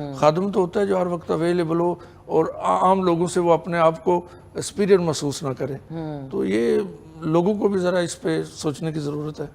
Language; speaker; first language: Urdu; non-native, local second language; Punjabi